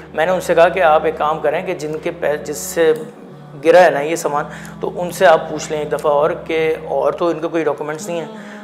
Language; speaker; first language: Urdu; native; Urdu